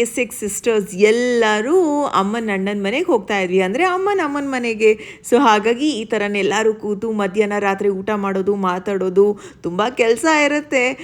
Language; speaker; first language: Kannada; non-native, local second language; Tulu